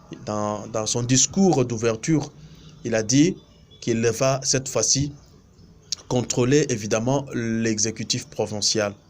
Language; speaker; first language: French; non-native, local second language; Luba-Lulua